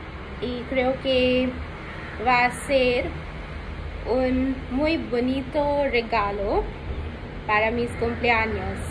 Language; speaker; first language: Spanish; non-native, learner; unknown